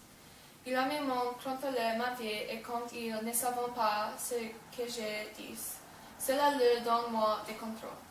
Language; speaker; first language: French; non-native, learner; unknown